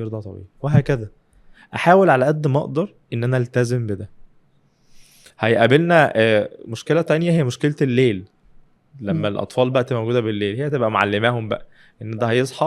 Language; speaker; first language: Arabic; native; Arabic